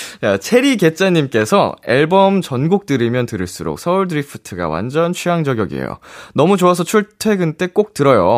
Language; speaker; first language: Korean; native; Korean